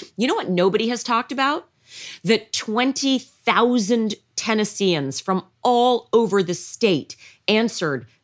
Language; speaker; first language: English; native; English